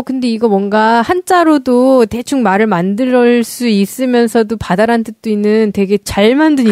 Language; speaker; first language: Korean; native; Korean